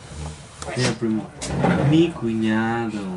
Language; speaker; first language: Spanish; early bilingual, heritage; Spanish